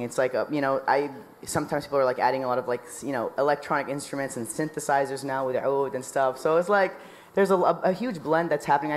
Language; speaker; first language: English; native; English